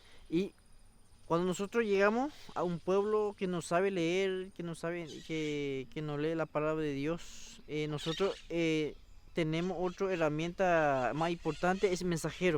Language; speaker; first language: Spanish; non-native, local second language; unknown